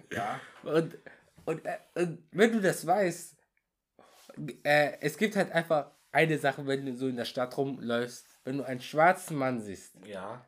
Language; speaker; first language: German; early bilingual, other home language; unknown